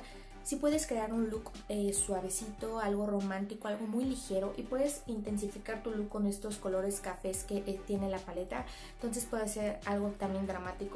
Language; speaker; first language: Spanish; native; Spanish